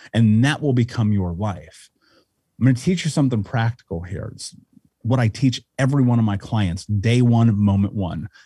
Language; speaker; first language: English; native; English